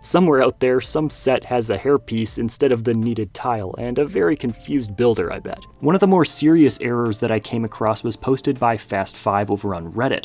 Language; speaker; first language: English; native; English